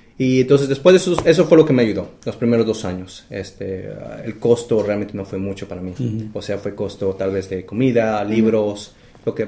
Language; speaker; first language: Spanish; native; Spanish